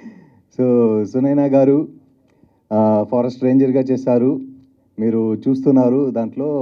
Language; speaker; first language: Telugu; non-native, learner; Tamil